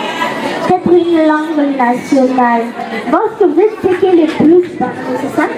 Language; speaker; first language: French; non-native, local second language; Kinyarwanda